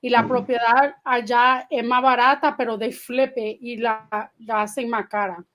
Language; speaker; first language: Spanish; early bilingual, heritage; Spanish